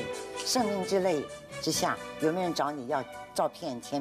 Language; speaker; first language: Chinese; native; Chinese